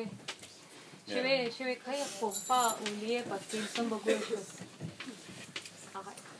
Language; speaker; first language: French; non-native, fluent; Spanish